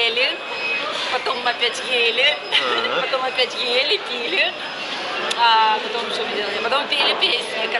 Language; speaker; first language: Russian; native; Russian